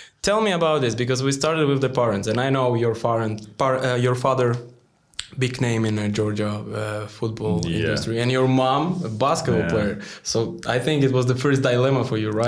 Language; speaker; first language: English; non-native, learner; Polish